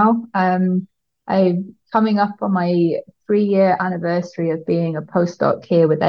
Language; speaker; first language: English; native; English